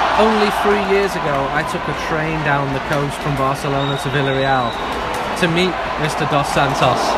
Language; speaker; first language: English; native; English